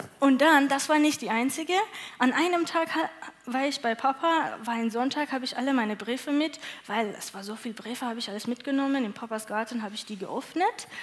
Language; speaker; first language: German; non-native, learner; Persian